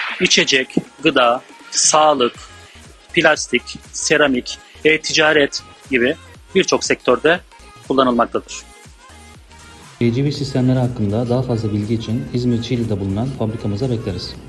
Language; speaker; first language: Turkish; native; Turkish